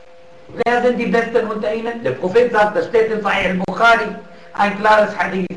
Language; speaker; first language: German; non-native, fluent; Arabic